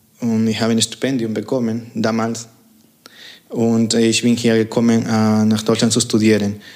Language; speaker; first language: German; non-native, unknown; Spanish